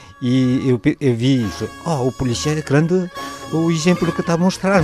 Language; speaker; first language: Portuguese; non-native, fluent; Korean